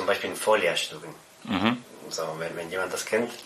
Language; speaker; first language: German; non-native, fluent; Spanish